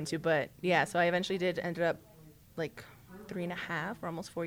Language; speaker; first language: English; early bilingual, other home language; Spanish